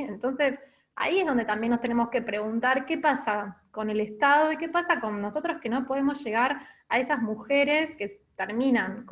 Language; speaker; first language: Spanish; native; Spanish